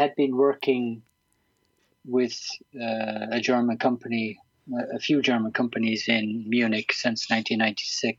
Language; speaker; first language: English; native; English